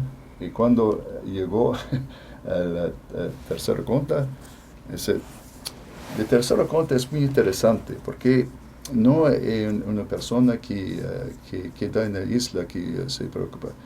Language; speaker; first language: Spanish; non-native, fluent; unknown